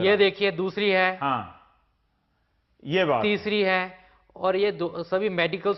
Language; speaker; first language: Hindi; native; Hindi